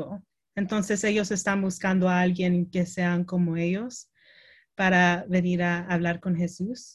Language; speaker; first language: Spanish; early bilingual, heritage; Spanish